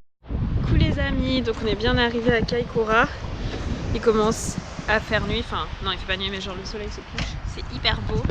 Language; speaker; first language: French; native; French